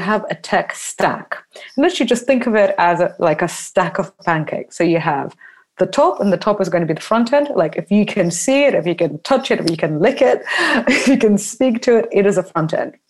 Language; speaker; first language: English; early bilingual, other home language; Russian